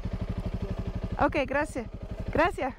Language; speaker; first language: Spanish; non-native, learner; Dutch